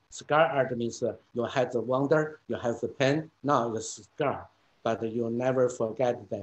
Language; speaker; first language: English; non-native, fluent; Chinese